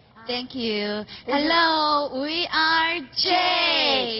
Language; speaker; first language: English; non-native, learner; Chinese